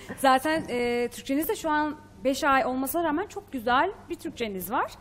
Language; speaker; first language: Turkish; native; Turkish